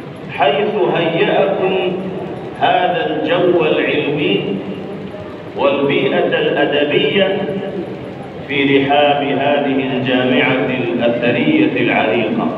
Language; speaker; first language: Arabic; non-native, fluent; Urdu